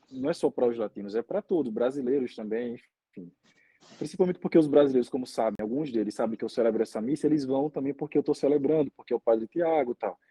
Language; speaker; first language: Portuguese; native; Portuguese